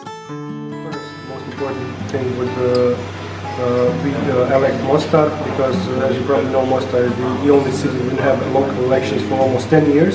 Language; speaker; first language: English; non-native, fluent; Bosnian